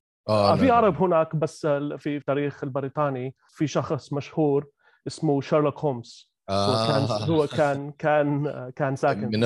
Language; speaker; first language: Arabic; non-native, learner; Kachhi